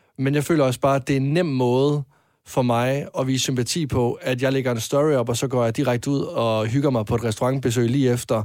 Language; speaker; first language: Danish; native; Danish